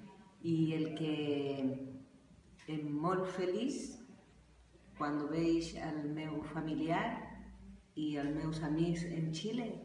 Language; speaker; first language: Catalan; non-native, learner; Spanish